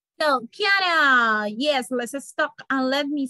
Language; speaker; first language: English; non-native, fluent; Spanish